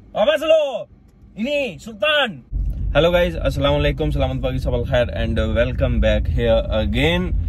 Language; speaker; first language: Indonesian; non-native, learner; Urdu